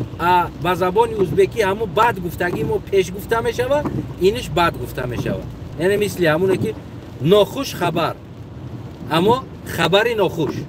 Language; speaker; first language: Tajik; non-native, local second language; Uzbek